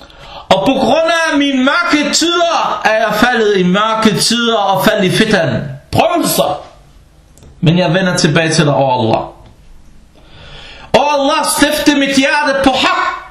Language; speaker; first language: Danish; non-native, fluent; Arabic